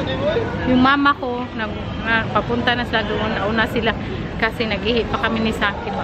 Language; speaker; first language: Filipino; non-native, local second language; Cebuano